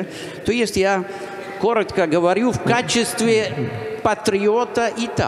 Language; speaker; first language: Russian; non-native, fluent; Italian